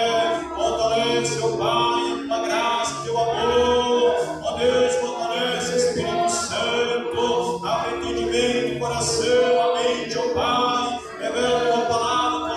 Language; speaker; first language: Portuguese; native; Portuguese